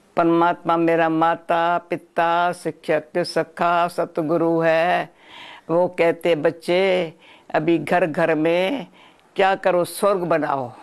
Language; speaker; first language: Urdu; non-native, local second language; Sindhi